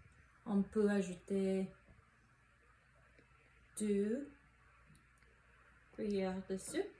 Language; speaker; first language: French; non-native, learner; Spanish